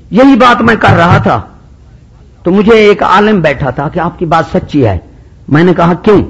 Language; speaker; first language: Urdu; non-native, local second language; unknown